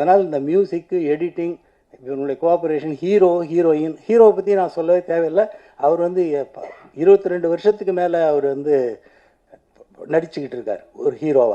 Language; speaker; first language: Tamil; native; Tamil